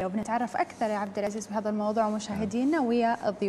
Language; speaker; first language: Arabic; native; Arabic